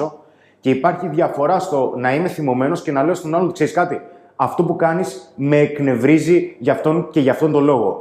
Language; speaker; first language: Greek; native; Greek